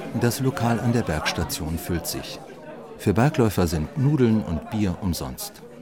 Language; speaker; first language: German; native; German